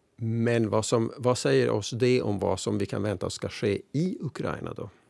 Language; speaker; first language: Swedish; native; Swedish